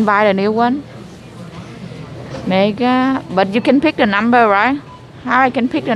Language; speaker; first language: English; non-native, learner; Vietnamese